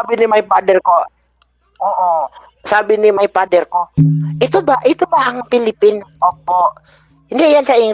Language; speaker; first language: Filipino; non-native, learner; Indonesian